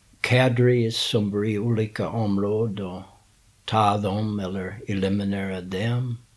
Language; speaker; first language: Swedish; non-native, learner; English